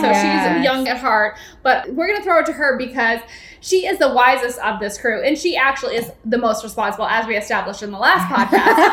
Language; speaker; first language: English; native; English